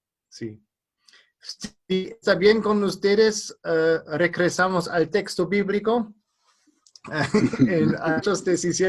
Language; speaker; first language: Spanish; non-native, fluent; German